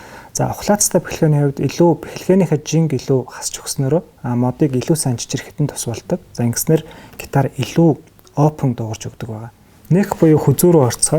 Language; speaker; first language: Mongolian; native; Mongolian